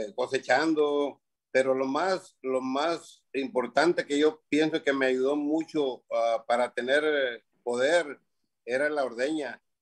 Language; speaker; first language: Spanish; native; Spanish